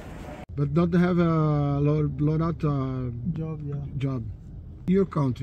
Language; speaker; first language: English; non-native, learner; Portuguese